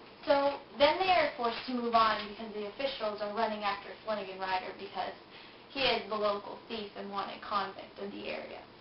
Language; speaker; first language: English; native; English